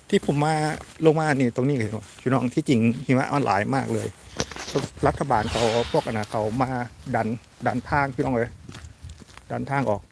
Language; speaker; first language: Thai; native; Thai